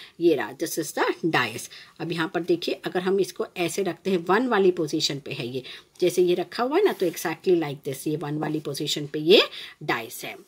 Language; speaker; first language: Hindi; non-native, local second language; Gujarati